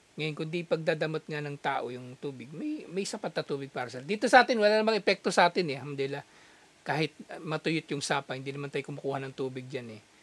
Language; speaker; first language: Filipino; native; Filipino